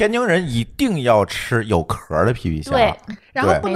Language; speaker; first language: Chinese; native; Chinese